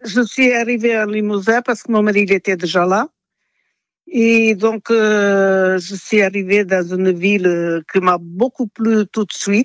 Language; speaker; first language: French; non-native, fluent; Portuguese